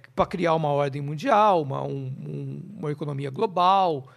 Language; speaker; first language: Portuguese; native; Portuguese